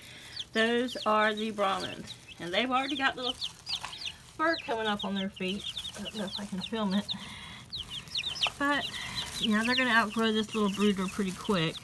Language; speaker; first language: English; native; English